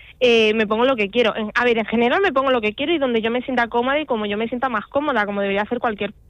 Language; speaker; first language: Spanish; early bilingual, other home language; Arabic